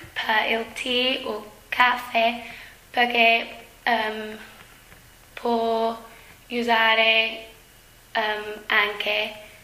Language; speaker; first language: Italian; non-native, learner; English